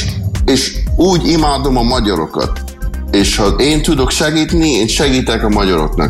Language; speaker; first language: Hungarian; early bilingual, heritage; English